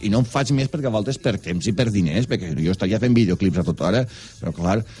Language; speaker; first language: Catalan; native; Catalan